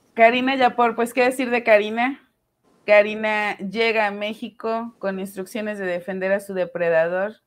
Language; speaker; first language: Spanish; native; Spanish